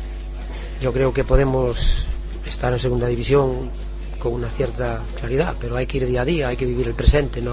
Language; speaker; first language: Spanish; native; Spanish